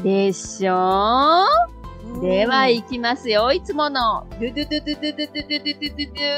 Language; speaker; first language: Japanese; native; Japanese